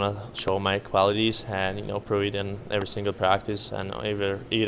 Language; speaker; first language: English; non-native, fluent; Slovak